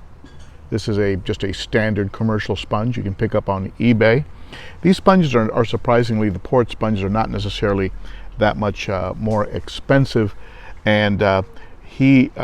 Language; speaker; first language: English; native; English